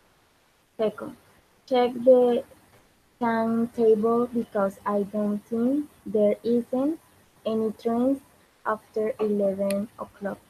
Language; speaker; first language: English; non-native, learner; Spanish